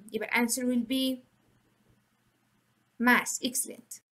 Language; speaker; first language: English; non-native, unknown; Arabic